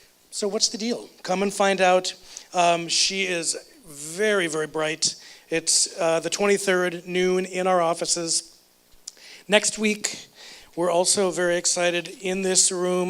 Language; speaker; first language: English; native; English